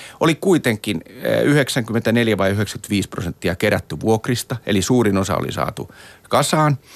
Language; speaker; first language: Finnish; native; Finnish